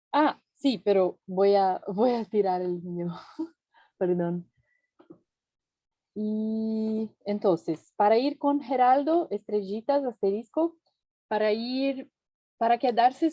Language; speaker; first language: Spanish; non-native, fluent; Portuguese